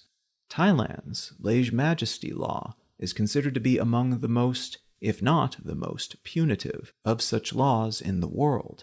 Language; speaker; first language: English; native; English